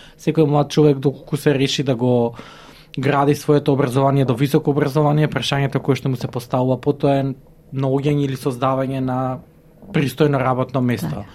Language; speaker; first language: Macedonian; native; Macedonian